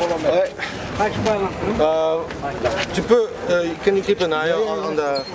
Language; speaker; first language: French; native; French